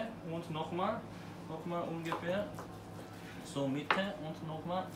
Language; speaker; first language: German; non-native, learner; Korean